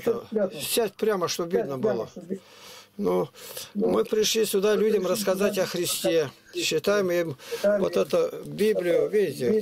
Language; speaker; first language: Russian; native; Russian